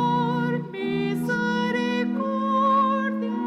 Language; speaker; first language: Portuguese; native; Portuguese